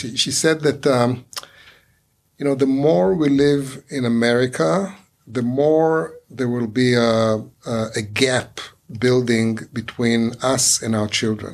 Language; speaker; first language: English; non-native, fluent; Hebrew